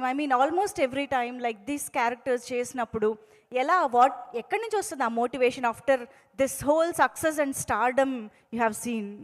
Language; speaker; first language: Telugu; native; Telugu